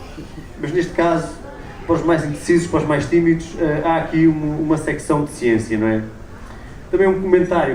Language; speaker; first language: Portuguese; native; Portuguese